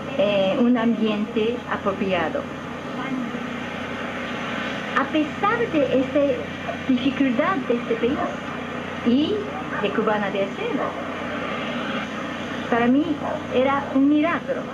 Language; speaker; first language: Spanish; non-native, fluent; Japanese